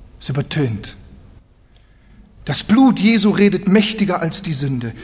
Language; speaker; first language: German; native; German